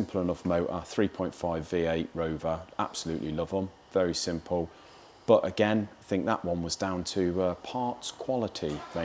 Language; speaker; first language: English; native; English